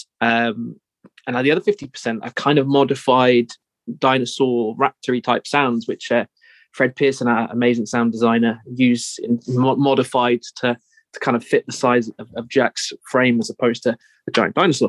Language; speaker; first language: English; native; English